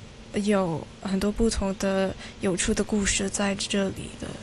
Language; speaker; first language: Chinese; non-native, local second language; Cantonese